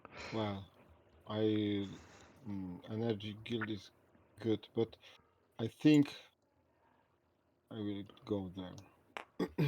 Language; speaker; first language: English; non-native, learner; Polish